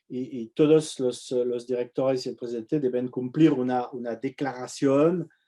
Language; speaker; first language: Spanish; non-native, fluent; French